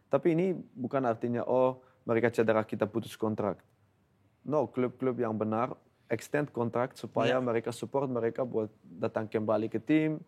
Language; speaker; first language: Indonesian; non-native, fluent; Dutch